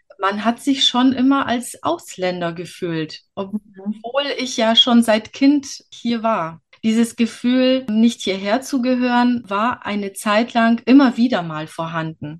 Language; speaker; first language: German; early bilingual, other home language; Polish